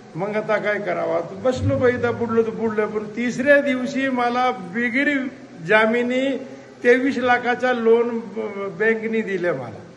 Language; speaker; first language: Marathi; non-native, fluent; Hindi